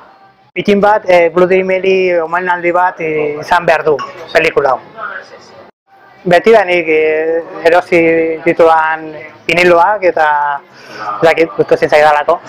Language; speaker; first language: Basque; non-native, local second language; Spanish